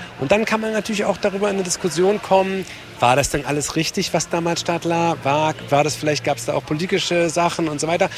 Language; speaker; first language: German; native; German